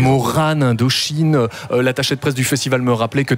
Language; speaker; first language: French; native; French